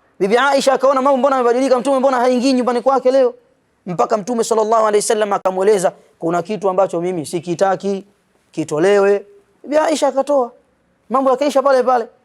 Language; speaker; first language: Swahili; native; Swahili